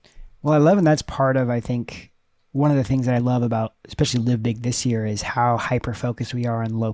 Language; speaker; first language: English; native; English